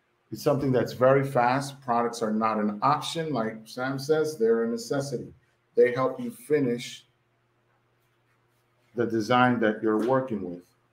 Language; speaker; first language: English; non-native, local second language; Spanish